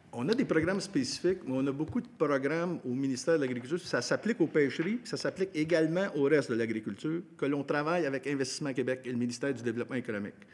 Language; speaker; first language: French; native; French